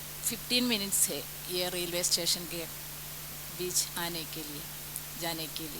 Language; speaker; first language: Hindi; non-native, local second language; Malayalam